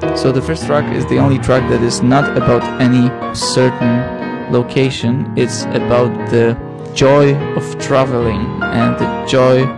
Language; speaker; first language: English; non-native, fluent; Polish